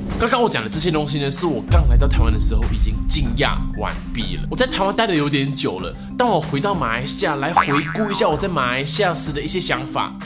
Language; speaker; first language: Chinese; native; Chinese